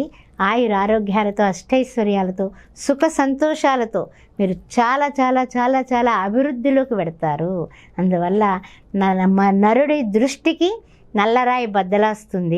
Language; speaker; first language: Telugu; native; Telugu